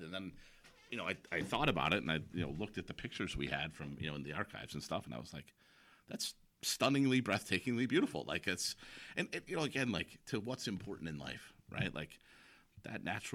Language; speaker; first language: English; native; English